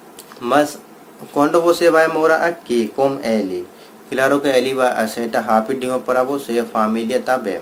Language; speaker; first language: Portuguese; non-native, learner; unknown